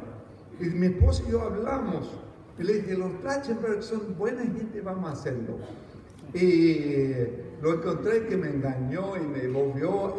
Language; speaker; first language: Spanish; non-native, fluent; English